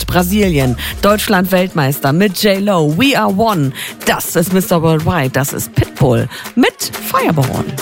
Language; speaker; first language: German; native; German